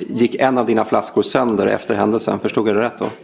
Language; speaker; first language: Swedish; native; Swedish